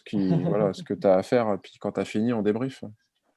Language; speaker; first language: French; native; French